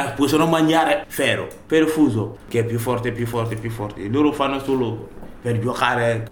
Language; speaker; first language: Italian; non-native, learner; Bambara